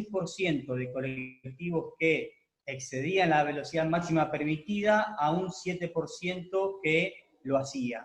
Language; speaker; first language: Spanish; native; Spanish